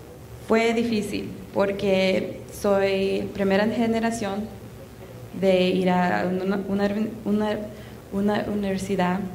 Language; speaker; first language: Spanish; early bilingual, heritage; Spanish